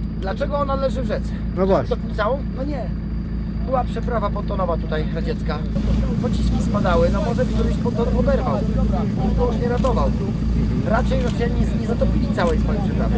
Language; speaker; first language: Polish; native; Polish